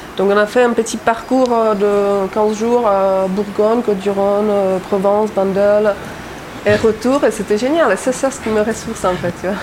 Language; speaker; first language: French; non-native, fluent; Czech